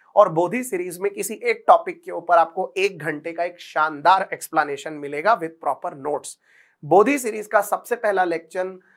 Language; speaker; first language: Hindi; non-native, local second language; Marathi